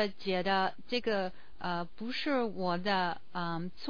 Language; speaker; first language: Chinese; non-native, learner; English